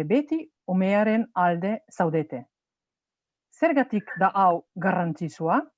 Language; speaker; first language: Basque; non-native, fluent; Slovenian